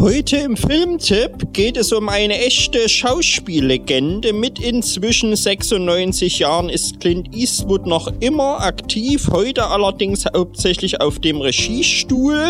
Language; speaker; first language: German; native; German